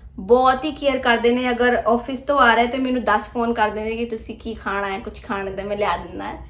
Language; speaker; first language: Punjabi; early bilingual, heritage; Punjabi